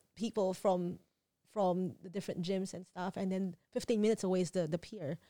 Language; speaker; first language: English; non-native, local second language; Filipino